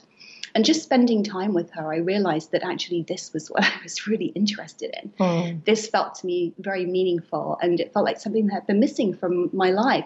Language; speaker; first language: English; native; English